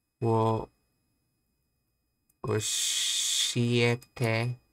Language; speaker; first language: Japanese; non-native, learner; English